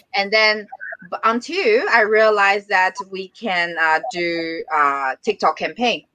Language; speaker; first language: English; non-native, fluent; Chinese